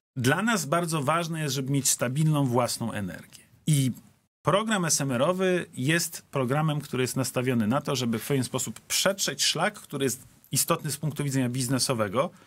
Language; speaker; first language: Polish; native; Polish